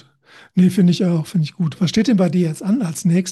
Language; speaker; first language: German; native; German